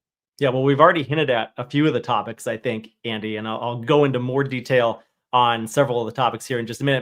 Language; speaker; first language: English; native; English